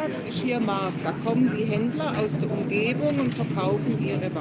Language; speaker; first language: German; native; German